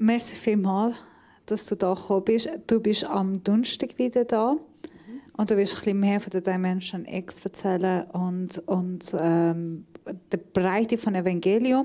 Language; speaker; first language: German; non-native, fluent; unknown